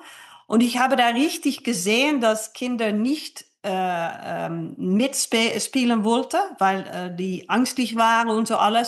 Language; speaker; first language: German; non-native, fluent; Dutch